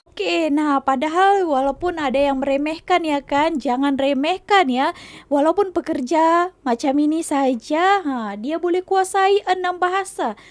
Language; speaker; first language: Malay; native; Malay